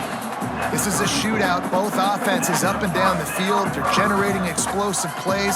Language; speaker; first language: English; native; English